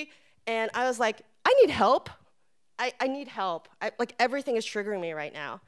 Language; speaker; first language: English; native; English